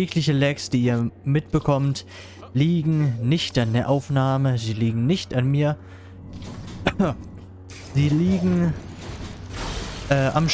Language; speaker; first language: German; native; German